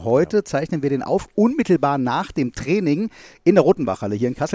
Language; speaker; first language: German; native; German